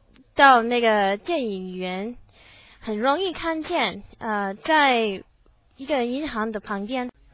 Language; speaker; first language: Chinese; non-native, learner; English